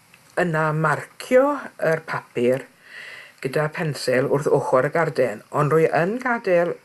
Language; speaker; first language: Welsh; native; Welsh